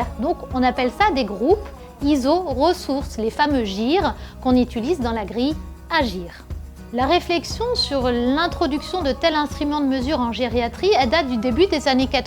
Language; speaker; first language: French; native; French